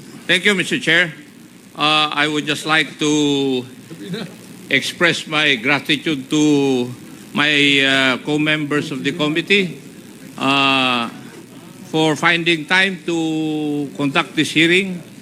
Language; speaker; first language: English; non-native, local second language; Filipino